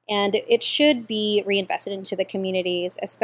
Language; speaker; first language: English; native; English